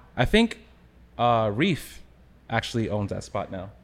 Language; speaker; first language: English; native; English